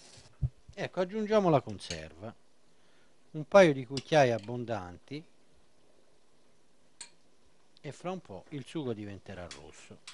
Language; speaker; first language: Italian; native; Italian